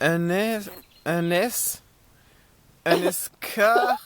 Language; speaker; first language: French; native; French